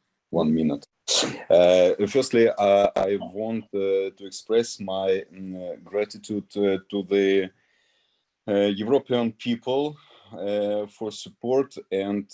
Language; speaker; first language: English; non-native, learner; Ukrainian